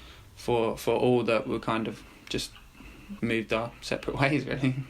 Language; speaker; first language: English; native; English